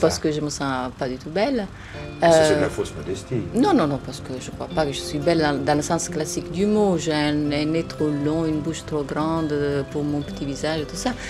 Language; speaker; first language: French; non-native, fluent; Italian